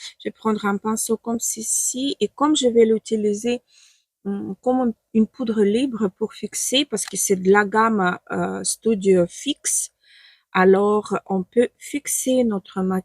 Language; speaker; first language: French; non-native, fluent; Ukrainian